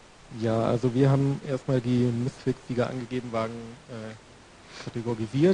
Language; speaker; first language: German; native; German